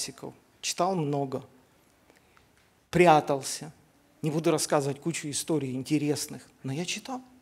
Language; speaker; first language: Russian; native; Russian